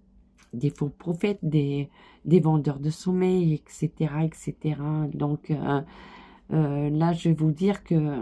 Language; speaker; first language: French; native; French